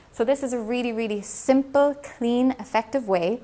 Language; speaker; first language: English; native; English